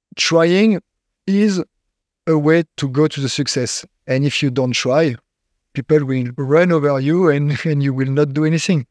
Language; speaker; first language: English; non-native, fluent; French